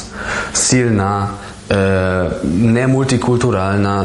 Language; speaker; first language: Ukrainian; non-native, learner; German